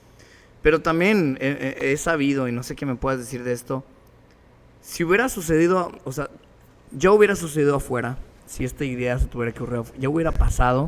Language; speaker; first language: Spanish; native; Spanish